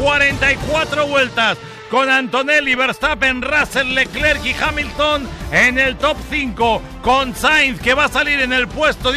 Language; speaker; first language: Spanish; native; Spanish